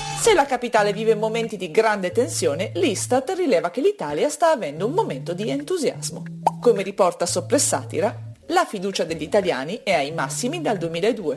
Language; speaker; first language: Italian; native; Italian